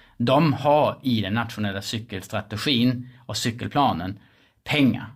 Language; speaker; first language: Swedish; non-native, fluent; German